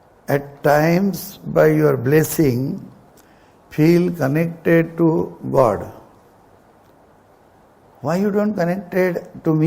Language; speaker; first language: English; non-native, local second language; Marathi